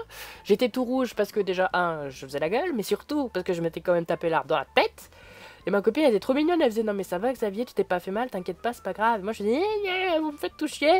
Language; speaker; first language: French; native; French